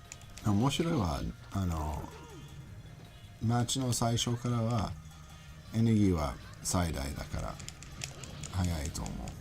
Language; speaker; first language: Japanese; non-native, learner; English